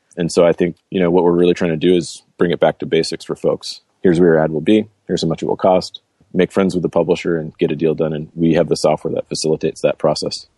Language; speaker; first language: English; native; English